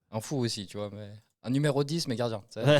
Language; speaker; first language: French; native; French